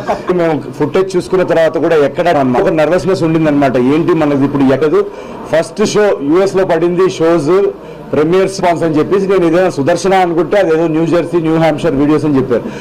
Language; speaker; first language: Telugu; native; Telugu